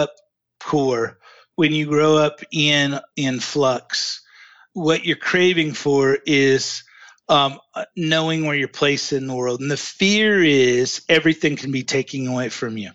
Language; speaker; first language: English; native; English